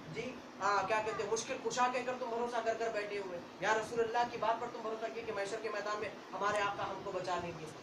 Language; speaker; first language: Urdu; native; Urdu